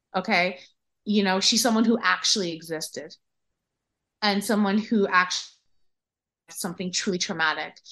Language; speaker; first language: English; native; English